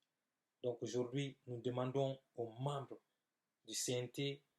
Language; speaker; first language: French; non-native, local second language; Bambara